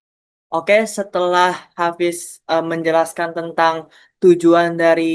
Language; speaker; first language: Indonesian; native; Indonesian